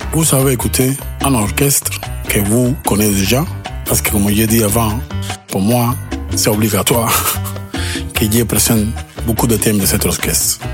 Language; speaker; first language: French; non-native, learner; Spanish